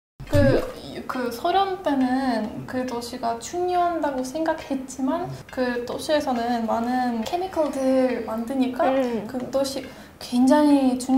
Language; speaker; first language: Korean; non-native, fluent; Russian